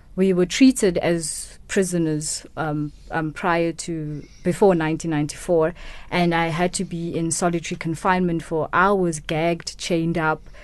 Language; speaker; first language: English; non-native, local second language; Tswana